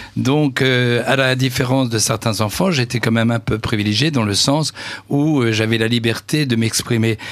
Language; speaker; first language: French; native; French